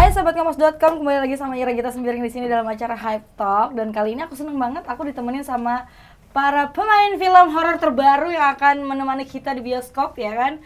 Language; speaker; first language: Indonesian; native; Indonesian